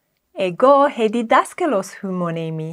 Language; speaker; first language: Greek; non-native, fluent; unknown